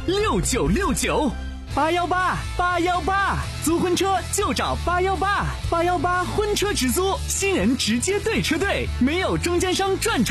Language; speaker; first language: Chinese; native; Chinese